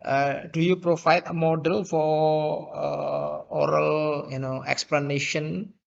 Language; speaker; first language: English; non-native, fluent; Indonesian